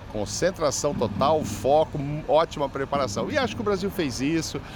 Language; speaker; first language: Portuguese; native; Portuguese